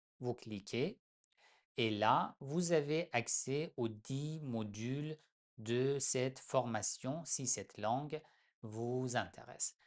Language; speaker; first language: French; non-native, fluent; Persian